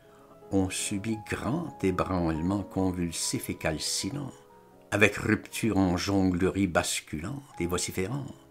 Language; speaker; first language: French; native; French